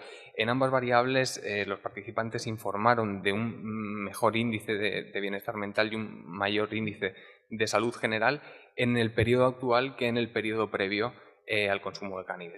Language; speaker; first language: Spanish; native; Spanish